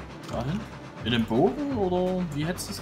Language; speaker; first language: German; native; German